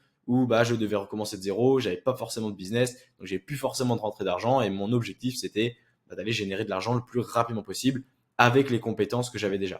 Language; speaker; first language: French; native; French